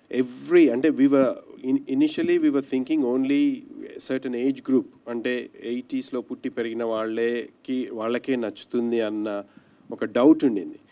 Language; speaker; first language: Telugu; native; Telugu